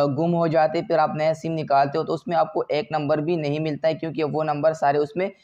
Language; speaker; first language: Urdu; non-native, local second language; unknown